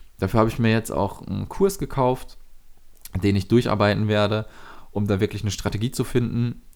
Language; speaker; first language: German; native; German